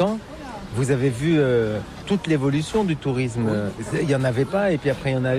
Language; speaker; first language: French; native; French